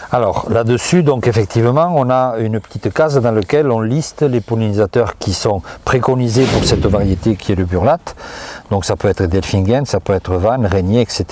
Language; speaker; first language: French; native; French